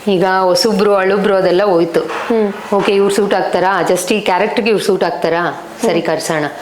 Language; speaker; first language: Kannada; non-native, local second language; Telugu